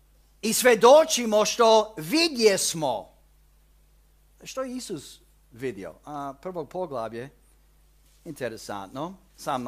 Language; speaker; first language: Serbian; early bilingual, heritage; Serbian